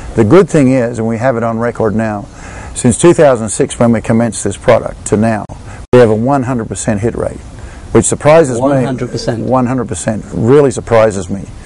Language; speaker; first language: English; native; English